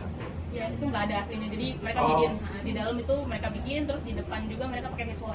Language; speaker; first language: Indonesian; native; Indonesian